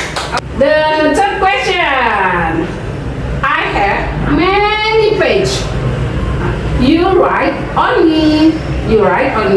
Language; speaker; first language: English; non-native, learner; Indonesian